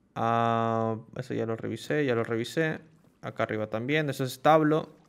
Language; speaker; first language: Spanish; native; Spanish